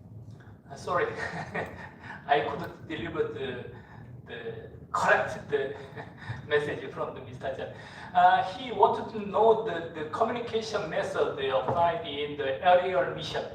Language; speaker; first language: English; non-native, fluent; Korean